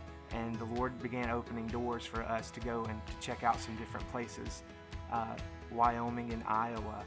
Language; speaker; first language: English; native; English